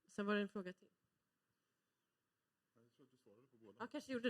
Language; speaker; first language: Swedish; native; Swedish